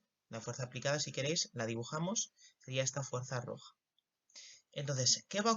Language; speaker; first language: Spanish; native; Spanish